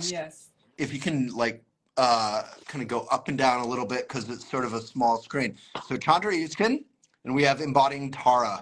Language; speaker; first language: English; native; English